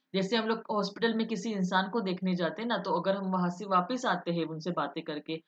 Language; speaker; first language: Hindi; non-native, local second language; Marathi